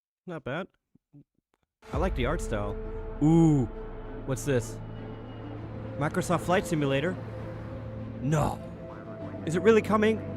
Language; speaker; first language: English; native; English